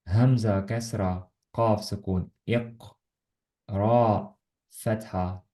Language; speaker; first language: Arabic; non-native, learner; Estonian